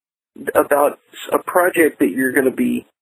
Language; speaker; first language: English; non-native, local second language; Filipino